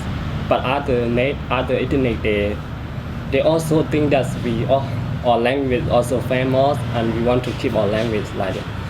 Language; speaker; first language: English; non-native, learner; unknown